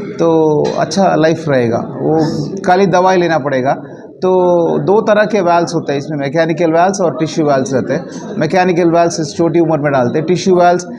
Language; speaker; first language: Hindi; non-native, local second language; Marathi